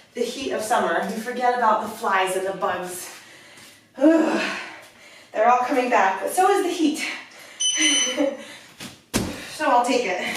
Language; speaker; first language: English; native; English